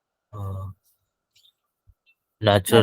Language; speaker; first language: German; non-native, learner; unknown